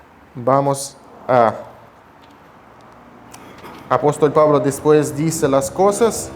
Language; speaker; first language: Spanish; non-native, fluent; Russian